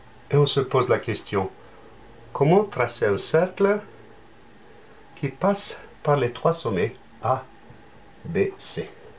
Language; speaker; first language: French; native; French